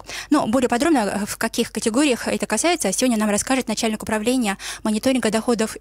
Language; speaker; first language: Russian; non-native, local second language; Kyrgyz